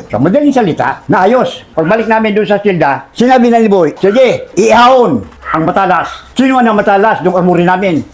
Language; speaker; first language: Filipino; native; Filipino